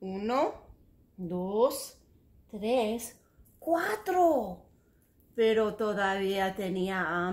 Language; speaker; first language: Spanish; non-native, fluent; English